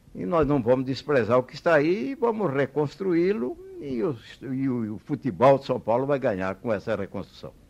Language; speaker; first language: Portuguese; native; Portuguese